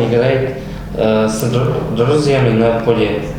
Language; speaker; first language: Russian; non-native, local second language; Kazakh